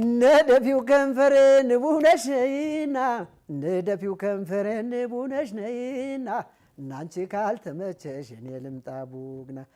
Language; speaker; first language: Amharic; native; Amharic